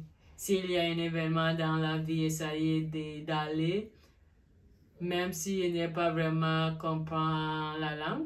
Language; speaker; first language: French; non-native, learner; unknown